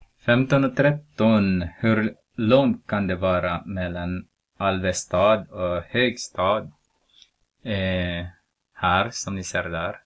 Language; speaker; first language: Swedish; non-native, fluent; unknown